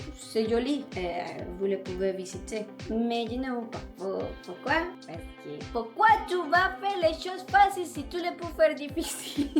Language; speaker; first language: French; non-native, learner; Spanish